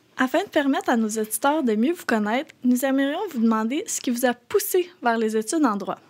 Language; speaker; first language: French; native; French